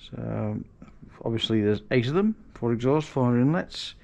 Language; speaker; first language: English; native; English